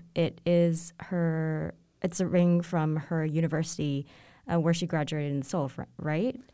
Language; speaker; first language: English; non-native, local second language; Cantonese